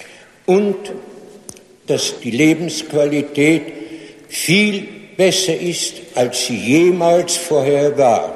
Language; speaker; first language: German; non-native, fluent; English